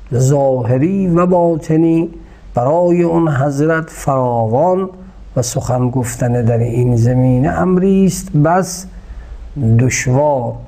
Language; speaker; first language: Persian; native; Persian